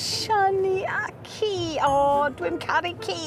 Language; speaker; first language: Welsh; non-native, learner; English